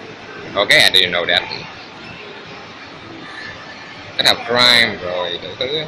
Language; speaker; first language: Vietnamese; early bilingual, heritage; Vietnamese